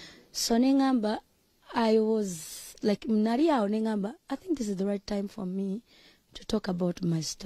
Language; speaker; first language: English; non-native, local second language; Ganda